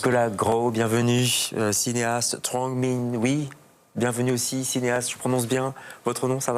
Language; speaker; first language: French; native; French